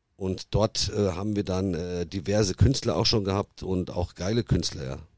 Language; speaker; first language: German; early bilingual, other home language; Italian